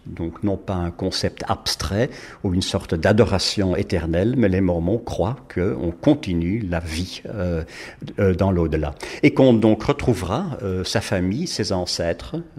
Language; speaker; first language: French; non-native, fluent; Dutch